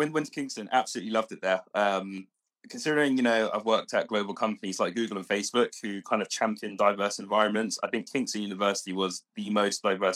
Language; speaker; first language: English; native; English